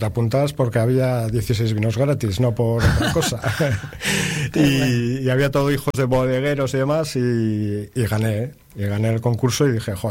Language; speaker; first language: Spanish; native; Spanish